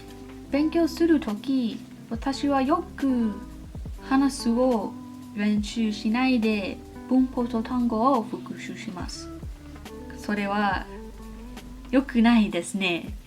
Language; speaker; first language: Japanese; non-native, learner; English